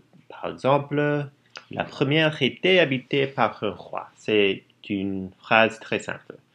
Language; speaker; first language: French; non-native, learner; English